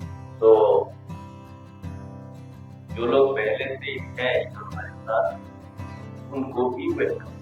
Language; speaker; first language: Hindi; non-native, local second language; Bangla